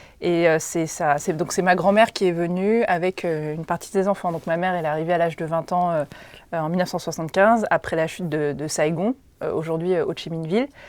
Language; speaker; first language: French; native; French